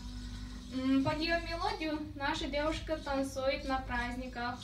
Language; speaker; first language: Russian; non-native, fluent; Turkmen